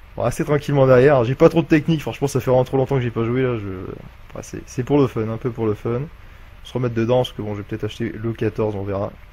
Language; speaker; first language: French; native; French